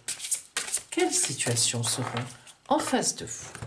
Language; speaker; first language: French; native; French